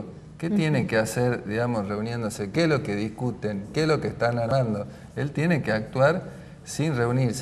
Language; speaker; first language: Spanish; native; Spanish